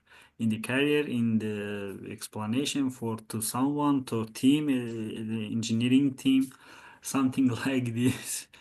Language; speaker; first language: English; non-native, learner; Azerbaijani